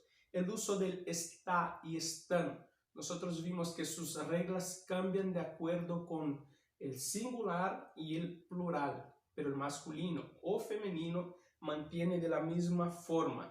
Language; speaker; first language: Spanish; non-native, fluent; Portuguese